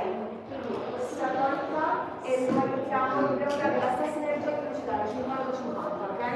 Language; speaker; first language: Italian; native; Italian